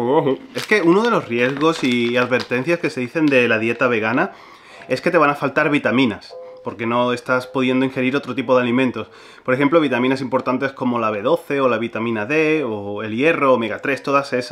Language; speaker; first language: Spanish; native; Spanish